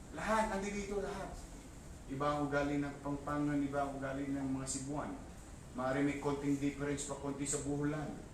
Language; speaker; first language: Filipino; native; Filipino